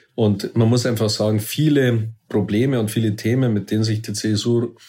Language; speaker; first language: German; native; German